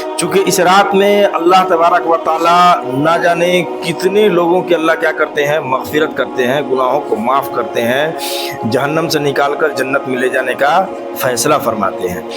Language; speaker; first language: Urdu; native; Urdu